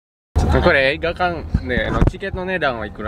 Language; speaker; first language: Japanese; non-native, learner; Sundanese